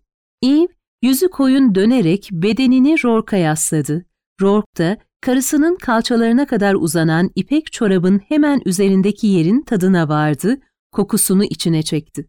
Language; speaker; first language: Turkish; native; Turkish